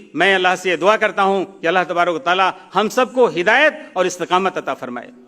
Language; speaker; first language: Urdu; native; Urdu